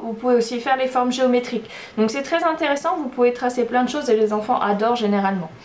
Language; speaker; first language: French; native; French